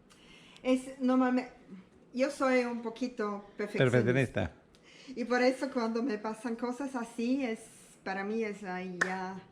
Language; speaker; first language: Spanish; non-native, learner; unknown